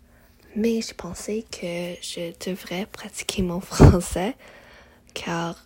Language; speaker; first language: French; non-native, learner; English